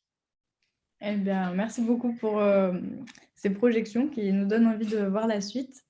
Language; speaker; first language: French; native; French